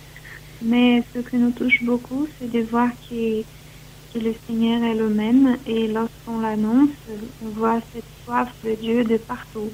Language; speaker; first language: French; non-native, fluent; Portuguese